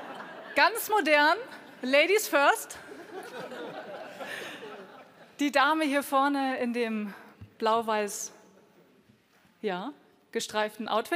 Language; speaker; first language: German; native; German